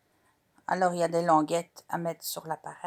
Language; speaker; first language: French; native; French